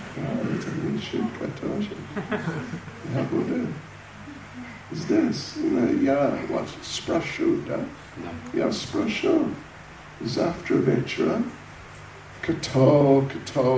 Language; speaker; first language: Russian; non-native, learner; English